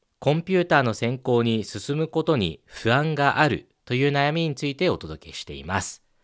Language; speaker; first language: Japanese; non-native, fluent; Chinese